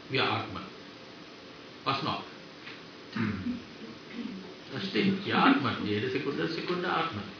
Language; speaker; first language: German; non-native, fluent; Sinhala